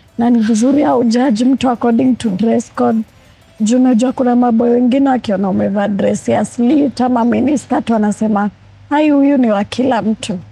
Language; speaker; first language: Swahili; native; Swahili